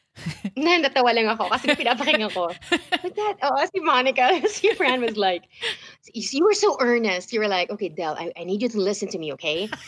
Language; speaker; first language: English; non-native, local second language; Filipino